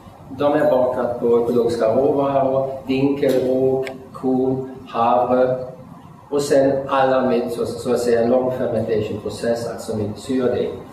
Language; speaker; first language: Swedish; non-native, fluent; German